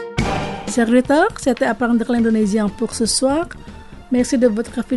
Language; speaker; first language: French; non-native, fluent; Indonesian